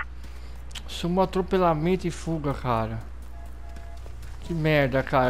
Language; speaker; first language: Portuguese; native; Portuguese